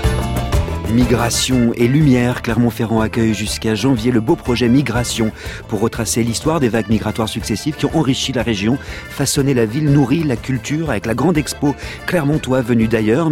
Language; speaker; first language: French; native; French